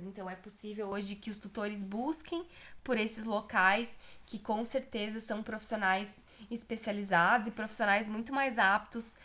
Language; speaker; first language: Portuguese; native; Portuguese